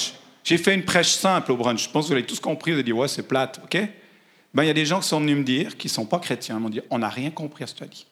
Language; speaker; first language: French; native; French